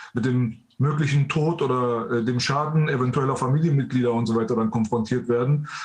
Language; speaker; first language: German; early bilingual, other home language; Persian